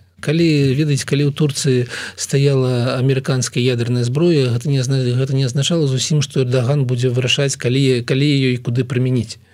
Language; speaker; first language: Belarusian; non-native, local second language; Russian